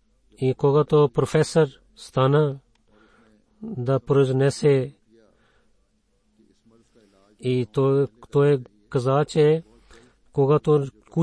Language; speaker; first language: Bulgarian; non-native, fluent; Urdu